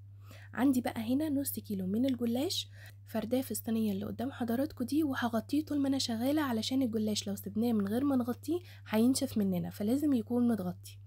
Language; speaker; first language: Arabic; native; Arabic